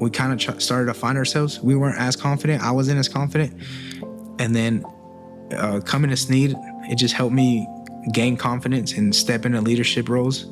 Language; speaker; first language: English; early bilingual, other home language; Spanish